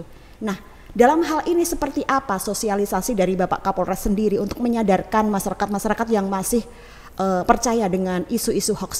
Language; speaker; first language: Indonesian; native; Indonesian